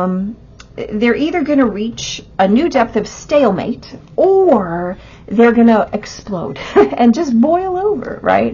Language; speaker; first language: English; native; English